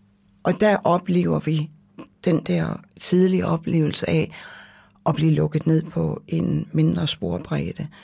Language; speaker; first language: Danish; native; Danish